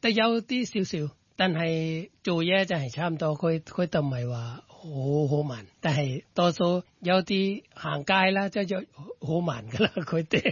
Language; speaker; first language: Cantonese; non-native, fluent; Thai